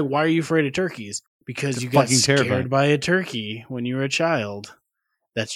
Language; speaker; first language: English; native; English